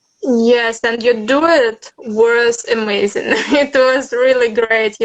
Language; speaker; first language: English; non-native, learner; Russian